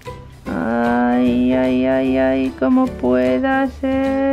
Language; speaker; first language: Spanish; native; Spanish